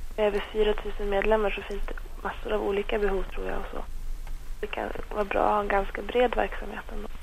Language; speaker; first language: Swedish; native; Swedish